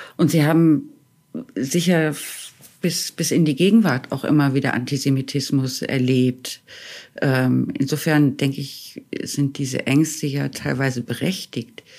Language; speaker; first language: German; native; German